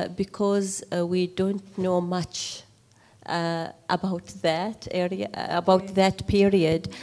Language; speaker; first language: English; non-native, fluent; Arabic